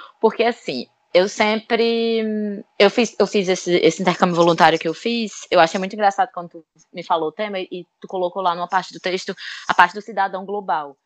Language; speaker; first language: Portuguese; native; Portuguese